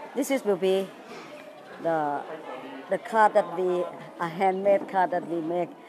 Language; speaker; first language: English; non-native, fluent; Thai